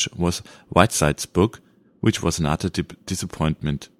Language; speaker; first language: English; non-native, fluent; German